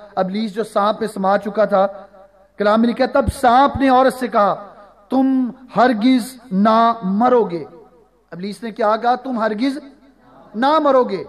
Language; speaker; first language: Urdu; non-native, local second language; Punjabi